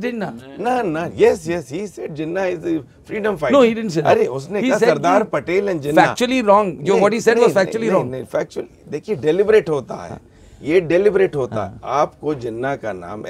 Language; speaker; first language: Hindi; native; Hindi